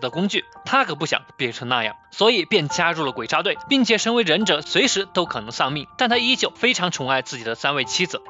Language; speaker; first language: Chinese; native; Chinese